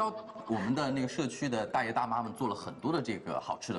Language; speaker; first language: Chinese; native; Chinese